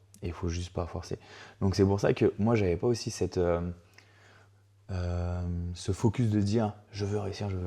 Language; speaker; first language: French; native; French